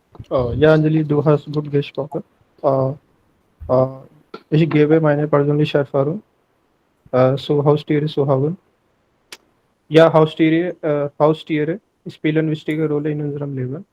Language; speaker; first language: German; non-native, learner; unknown